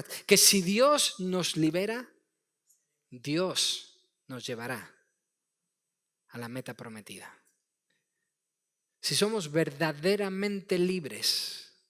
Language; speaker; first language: Spanish; native; Spanish